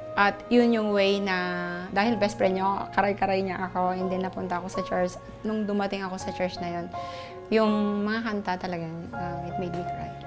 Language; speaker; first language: Filipino; native; Filipino